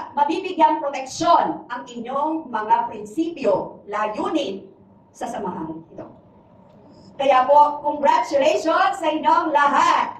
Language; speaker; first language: Filipino; native; Filipino